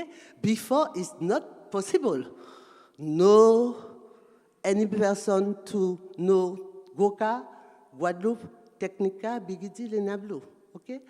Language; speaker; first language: English; non-native, learner; French